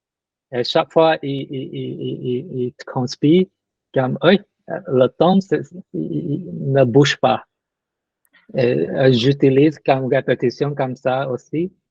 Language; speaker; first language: French; non-native, learner; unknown